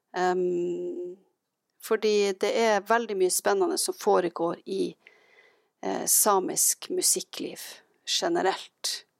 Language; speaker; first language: Norwegian; native; Norwegian